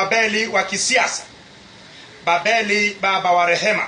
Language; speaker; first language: Swahili; non-native, local second language; Luo (Kenya and Tanzania)